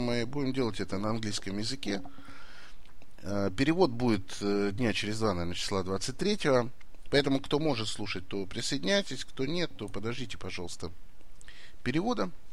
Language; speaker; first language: Russian; native; Russian